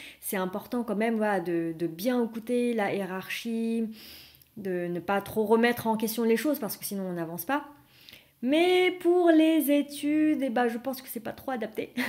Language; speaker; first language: French; non-native, fluent; Vietnamese